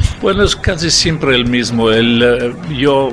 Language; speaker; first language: Spanish; non-native, learner; Italian